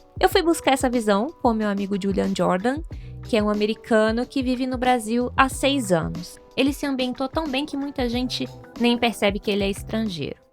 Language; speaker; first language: Portuguese; native; Portuguese